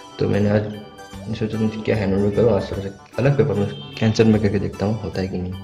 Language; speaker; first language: Hindi; non-native, local second language; Bangla